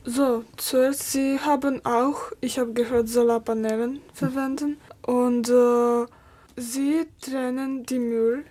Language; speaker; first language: German; non-native, learner; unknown